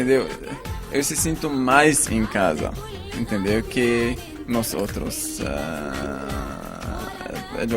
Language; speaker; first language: Portuguese; non-native, fluent; Arabic